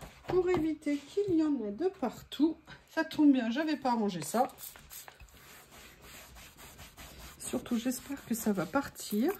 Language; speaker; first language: French; native; French